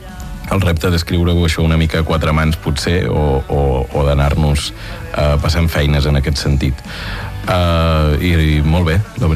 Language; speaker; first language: Catalan; native; Catalan